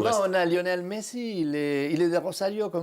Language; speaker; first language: French; non-native, fluent; Spanish